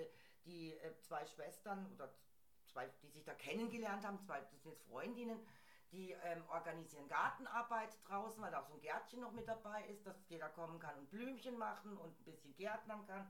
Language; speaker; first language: German; native; German